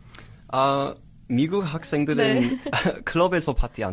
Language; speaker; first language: Korean; non-native, learner; English